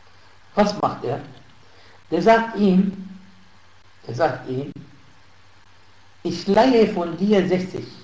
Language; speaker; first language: German; non-native, fluent; Arabic